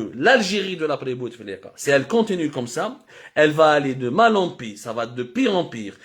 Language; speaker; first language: French; non-native, local second language; Arabic